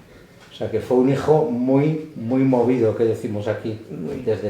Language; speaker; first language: Spanish; native; Spanish